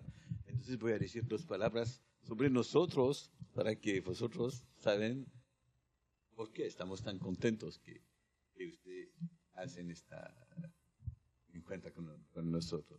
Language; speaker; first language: Spanish; non-native, learner; French